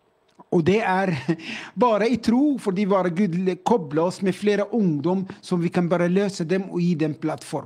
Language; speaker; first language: Norwegian; non-native, fluent; Arabic